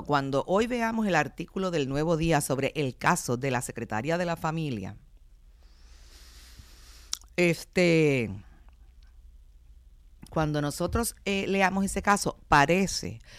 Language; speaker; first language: Spanish; native; Spanish